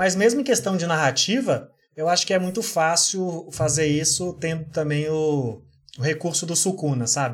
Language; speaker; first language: Portuguese; native; Portuguese